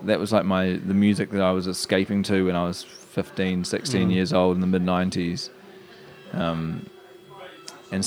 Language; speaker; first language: English; native; English